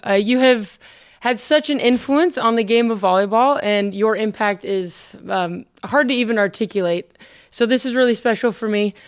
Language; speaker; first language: English; native; English